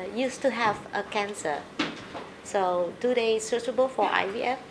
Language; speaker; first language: English; non-native, learner; Vietnamese